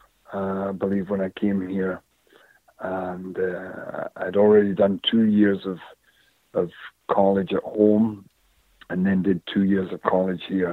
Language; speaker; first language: English; native; English